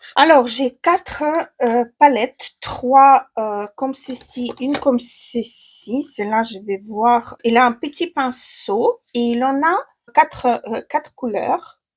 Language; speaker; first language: French; non-native, fluent; Ukrainian